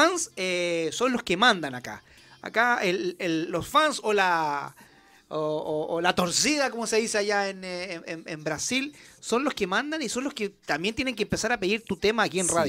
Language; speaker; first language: Spanish; native; Spanish